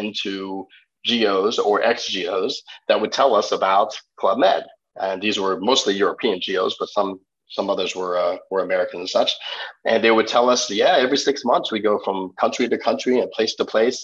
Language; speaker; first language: English; native; English